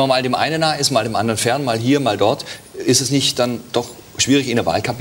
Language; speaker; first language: German; native; German